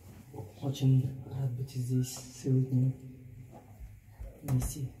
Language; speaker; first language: Russian; non-native, learner; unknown